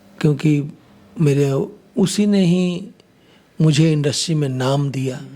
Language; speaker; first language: Hindi; non-native, local second language; Bhojpuri